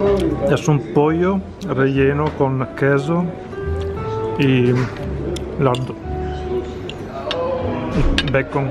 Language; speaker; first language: Spanish; non-native, fluent; Italian